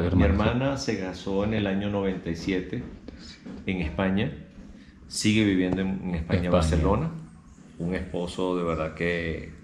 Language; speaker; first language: Spanish; early bilingual, other home language; Japanese